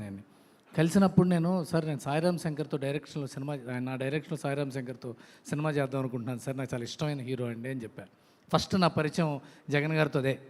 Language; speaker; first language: Telugu; native; Telugu